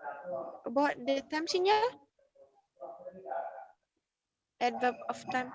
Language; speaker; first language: English; non-native, learner; Indonesian